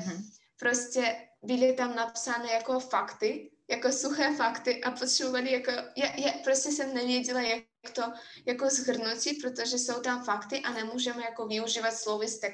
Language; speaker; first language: Czech; non-native, fluent; Russian